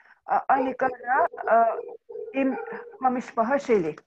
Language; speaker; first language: Hebrew; non-native, learner; Turkish